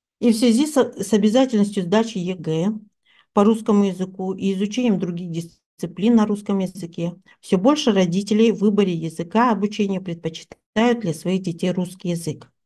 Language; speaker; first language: Russian; non-native, local second language; Tuvinian